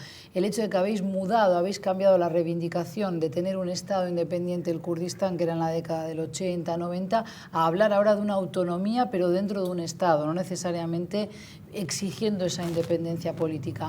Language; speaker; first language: Spanish; native; Spanish